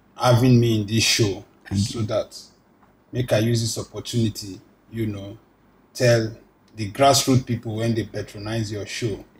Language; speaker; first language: Nigerian Pidgin; non-native, local second language; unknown